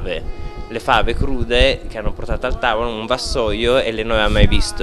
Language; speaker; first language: Italian; native; Italian